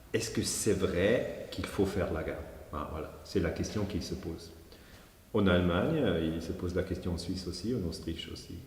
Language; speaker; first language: French; non-native, fluent; German